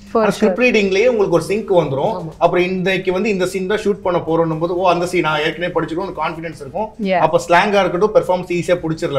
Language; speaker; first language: Tamil; native; Tamil